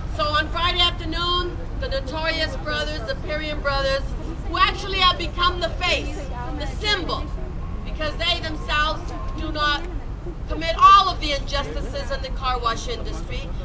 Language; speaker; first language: English; early bilingual, other home language; Spanish